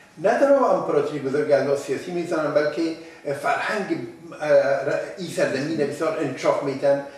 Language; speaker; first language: Persian; native; Persian